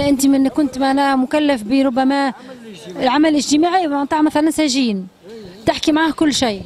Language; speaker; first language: Arabic; native; Arabic